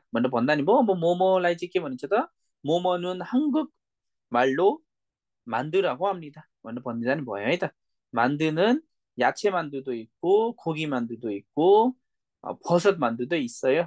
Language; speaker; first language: Korean; non-native, fluent; Nepali